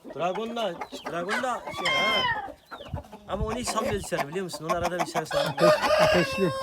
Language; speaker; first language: Turkish; native; Turkish